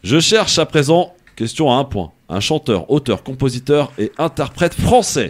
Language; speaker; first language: French; native; French